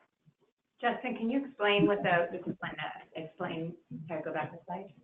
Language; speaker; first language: English; native; English